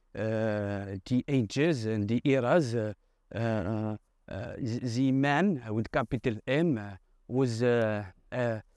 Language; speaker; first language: English; non-native, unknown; Arabic